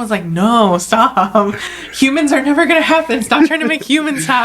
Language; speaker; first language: English; native; English